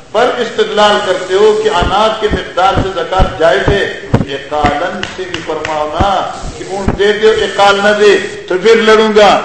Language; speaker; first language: Urdu; non-native, local second language; Pashto